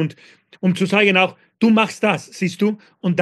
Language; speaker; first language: German; non-native, fluent; Spanish